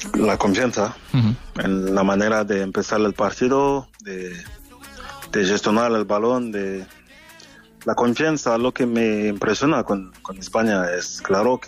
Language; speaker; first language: Spanish; non-native, fluent; French